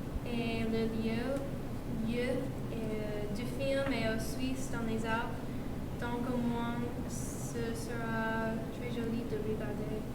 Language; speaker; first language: French; non-native, learner; English